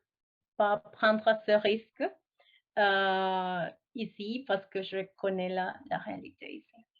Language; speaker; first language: French; non-native, fluent; Spanish